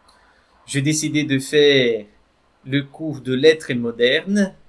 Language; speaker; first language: French; non-native, fluent; Portuguese